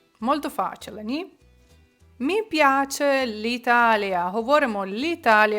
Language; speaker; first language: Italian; non-native, fluent; Ukrainian